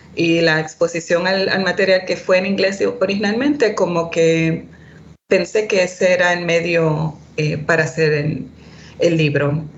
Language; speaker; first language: Spanish; early bilingual, heritage; Spanish